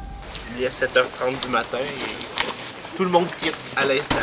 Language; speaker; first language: French; non-native, learner; Italian